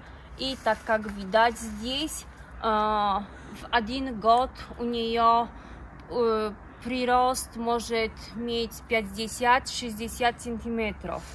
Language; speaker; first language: Russian; non-native, learner; Polish